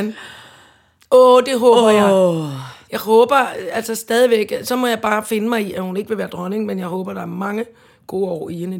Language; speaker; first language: Danish; native; Danish